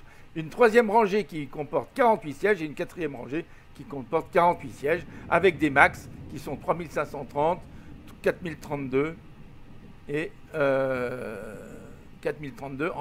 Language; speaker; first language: French; native; French